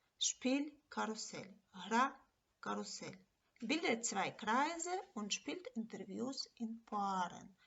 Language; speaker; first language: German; non-native, fluent; Ukrainian